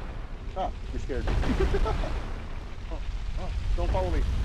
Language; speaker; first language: English; native; English